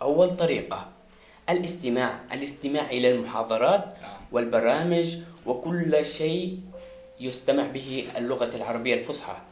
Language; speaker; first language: Arabic; non-native, fluent; Somali